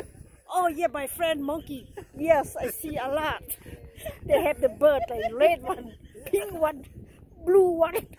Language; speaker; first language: English; non-native, learner; Thai